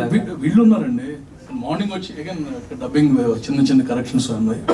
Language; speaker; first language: Telugu; native; Telugu